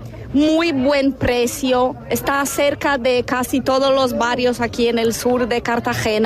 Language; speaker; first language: Spanish; non-native, fluent; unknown